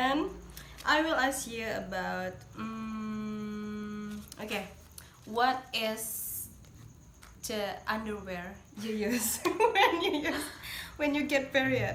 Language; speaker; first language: English; non-native, learner; Indonesian